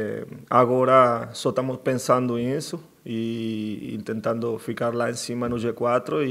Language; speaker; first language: Portuguese; non-native, fluent; Spanish